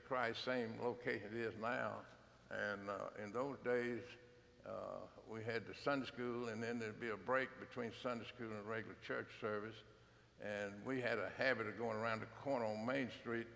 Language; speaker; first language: English; native; English